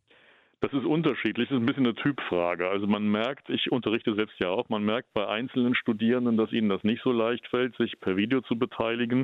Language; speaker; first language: German; native; German